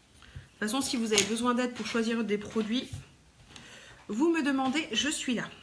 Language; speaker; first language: French; native; French